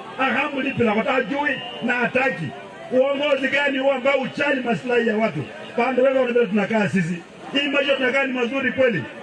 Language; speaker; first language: Swahili; non-native, local second language; Luyia